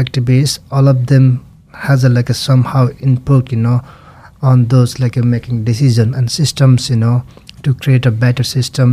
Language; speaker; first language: English; non-native, local second language; Nepali